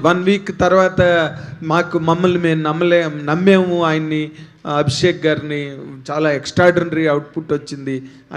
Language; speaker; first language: Telugu; native; Telugu